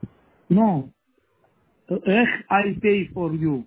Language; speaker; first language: English; non-native, learner; Romanian